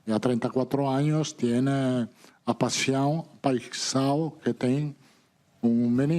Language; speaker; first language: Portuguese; non-native, fluent; Italian